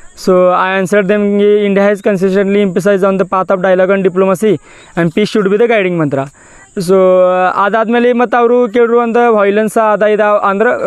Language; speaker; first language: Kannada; non-native, local second language; Marathi